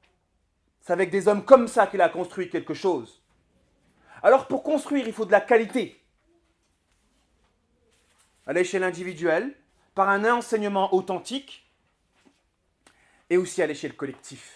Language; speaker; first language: French; native; French